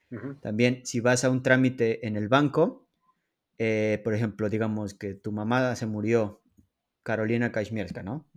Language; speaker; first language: Spanish; native; Spanish